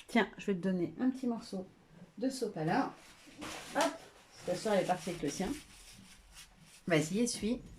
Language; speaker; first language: French; native; French